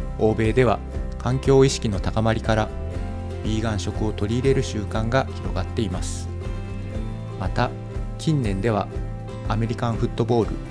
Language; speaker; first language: Japanese; native; Japanese